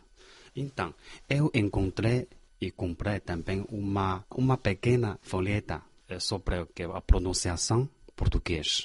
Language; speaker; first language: Portuguese; non-native, fluent; Chinese